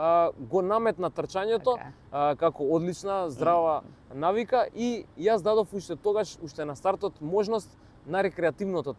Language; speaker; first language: Macedonian; native; Macedonian